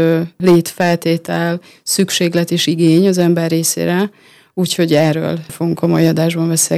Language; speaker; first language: Hungarian; native; Hungarian